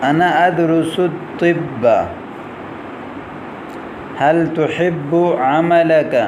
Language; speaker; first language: Arabic; non-native, fluent; Urdu